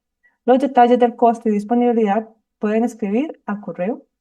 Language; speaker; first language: Spanish; native; Spanish